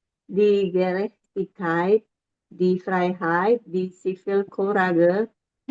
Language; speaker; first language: German; non-native, learner; Indonesian